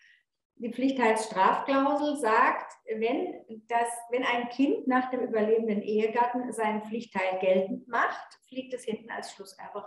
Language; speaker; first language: German; native; German